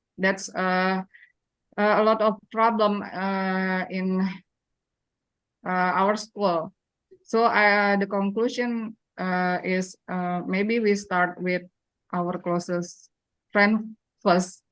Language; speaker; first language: English; non-native, learner; Indonesian